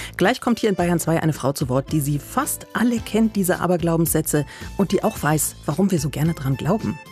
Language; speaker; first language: German; native; German